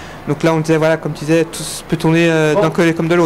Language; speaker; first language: French; native; French